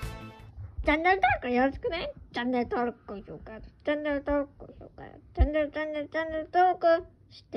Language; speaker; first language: Japanese; native; Japanese